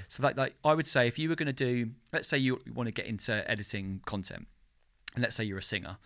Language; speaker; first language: English; native; English